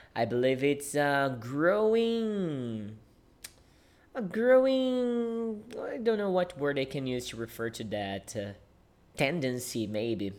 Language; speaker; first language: English; non-native, fluent; Portuguese